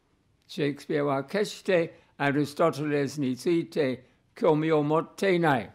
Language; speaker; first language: Japanese; non-native, fluent; English